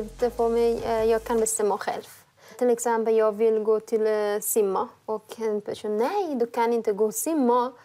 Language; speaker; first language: Swedish; non-native, learner; Persian